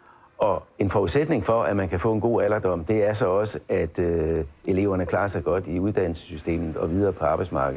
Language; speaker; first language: Danish; native; Danish